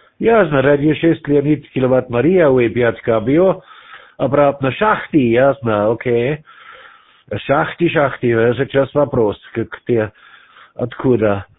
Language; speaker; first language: Russian; non-native, learner; German